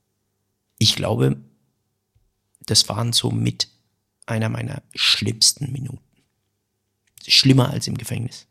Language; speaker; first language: German; non-native, fluent; Persian